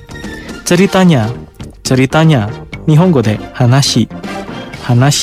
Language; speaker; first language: Japanese; non-native, fluent; Indonesian